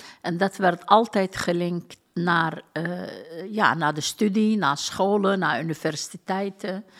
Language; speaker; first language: Dutch; non-native, fluent; Turkish